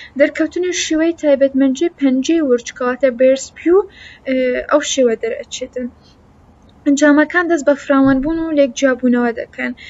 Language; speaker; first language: Central Kurdish; non-native, local second language; Kurdish